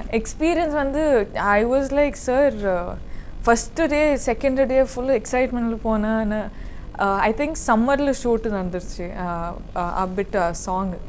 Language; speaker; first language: Tamil; non-native, learner; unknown